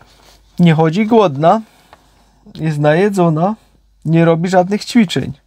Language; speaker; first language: Polish; native; Polish